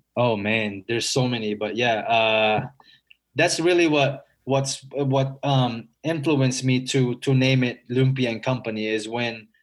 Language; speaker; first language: English; non-native, local second language; Filipino